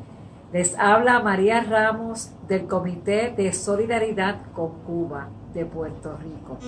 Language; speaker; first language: Spanish; native; Spanish